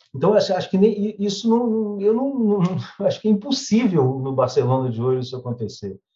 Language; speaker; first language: Portuguese; native; Portuguese